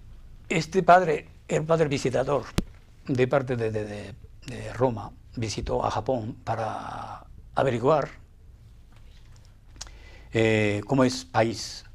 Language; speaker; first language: Spanish; non-native, fluent; Japanese